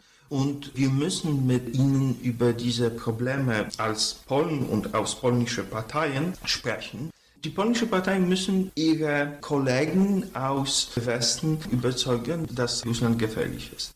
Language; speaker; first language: German; non-native, fluent; Polish